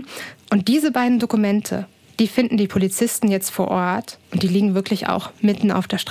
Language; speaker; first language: German; native; German